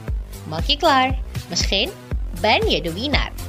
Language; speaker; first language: Dutch; non-native, fluent; Indonesian